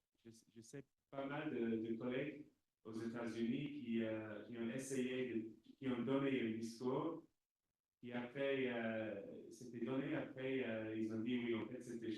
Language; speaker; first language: French; non-native, fluent; English